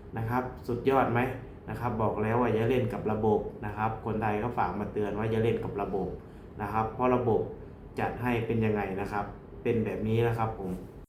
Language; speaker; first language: Thai; native; Thai